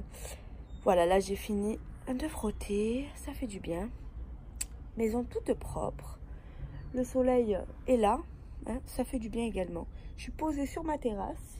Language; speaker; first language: French; native; French